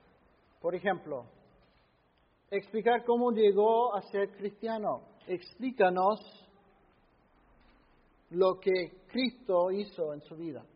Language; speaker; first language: Spanish; non-native, fluent; English